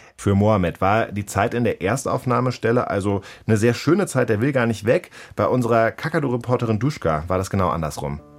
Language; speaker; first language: German; native; German